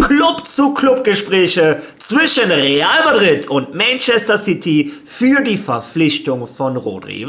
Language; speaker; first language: German; native; German